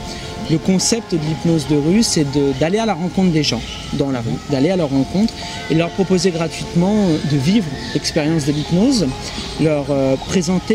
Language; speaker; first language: French; native; French